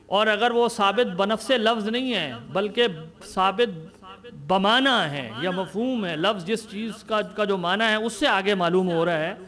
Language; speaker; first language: Urdu; native; Urdu